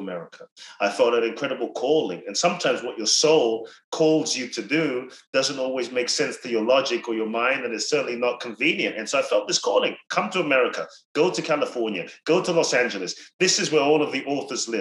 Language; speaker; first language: English; native; English